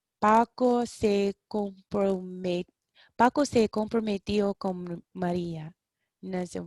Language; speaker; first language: Spanish; non-native, learner; English